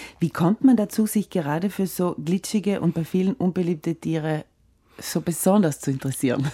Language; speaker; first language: German; native; German